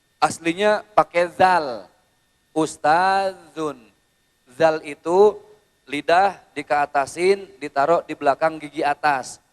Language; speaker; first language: Indonesian; native; Indonesian